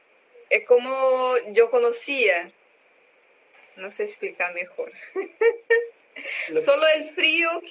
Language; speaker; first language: Spanish; non-native, learner; Portuguese